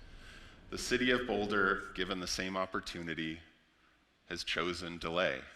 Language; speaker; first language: English; native; English